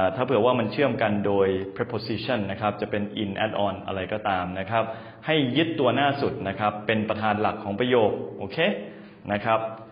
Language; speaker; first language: Thai; native; Thai